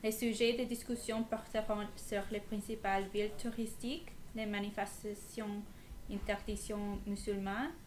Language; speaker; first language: French; non-native, learner; English